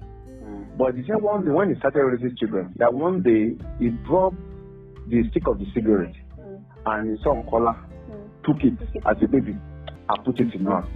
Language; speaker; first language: English; non-native, local second language; Yoruba